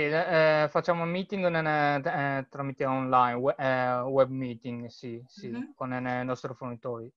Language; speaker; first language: Italian; non-native, learner; Japanese